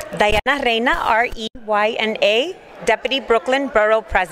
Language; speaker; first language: English; native; English